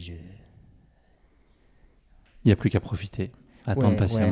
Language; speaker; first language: French; native; French